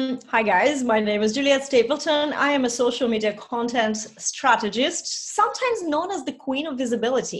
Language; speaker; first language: English; non-native, fluent; Russian